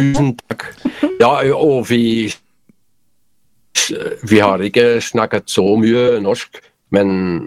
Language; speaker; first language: Norwegian; non-native, learner; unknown